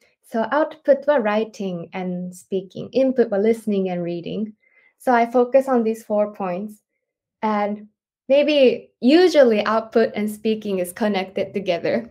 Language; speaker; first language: English; non-native, fluent; Japanese